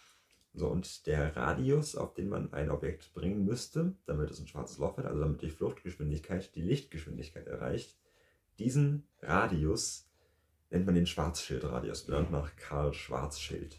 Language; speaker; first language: German; native; German